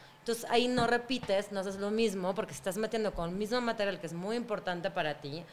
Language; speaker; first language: Spanish; early bilingual, other home language; Russian